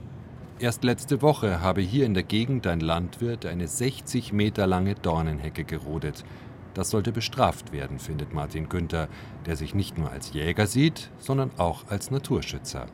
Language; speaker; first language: German; native; German